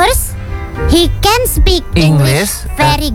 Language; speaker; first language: English; non-native, learner; Indonesian